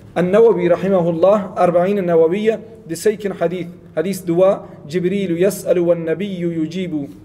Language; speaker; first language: Arabic; non-native, fluent; Malay